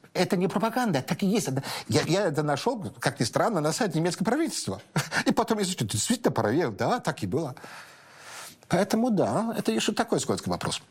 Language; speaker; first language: Russian; non-native, fluent; German